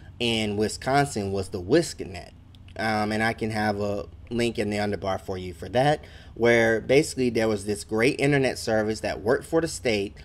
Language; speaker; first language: English; native; English